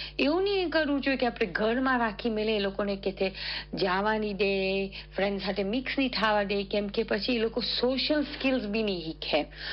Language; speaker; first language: Gujarati; early bilingual, heritage; Gujarati